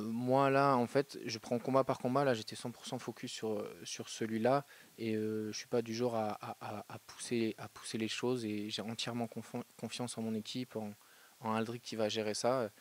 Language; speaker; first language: French; native; French